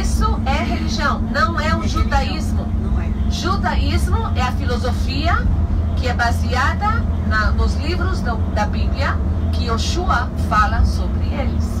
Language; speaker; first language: Portuguese; non-native, fluent; Hebrew